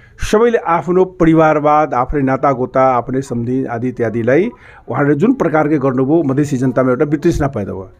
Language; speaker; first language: Nepali; non-native, local second language; Maithili